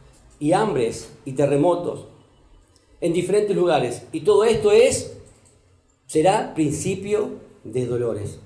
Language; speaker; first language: Spanish; native; Spanish